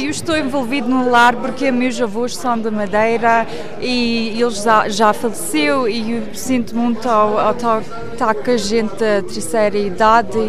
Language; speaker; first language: Portuguese; early bilingual, heritage; English